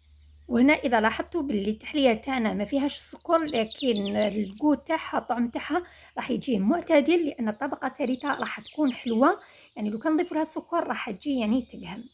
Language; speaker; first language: Arabic; native; Arabic